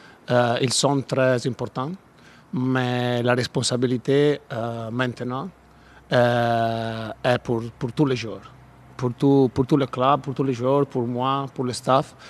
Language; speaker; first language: French; non-native, fluent; Italian